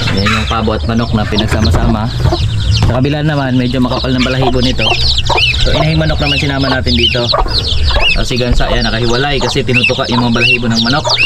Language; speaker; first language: Filipino; native; Filipino